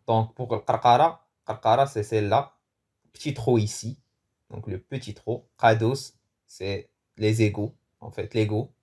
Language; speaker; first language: French; non-native, local second language; Arabic